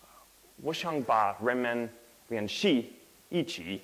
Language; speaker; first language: Chinese; non-native, learner; English